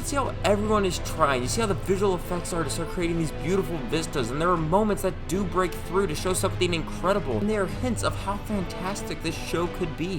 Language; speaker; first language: English; native; English